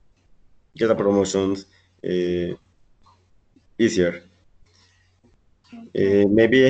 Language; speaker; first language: English; non-native, learner; Spanish